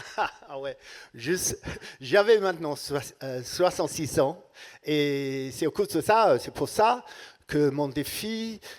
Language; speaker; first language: French; non-native, learner; English